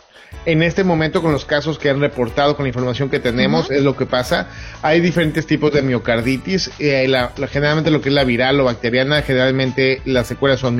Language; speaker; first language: Spanish; native; Spanish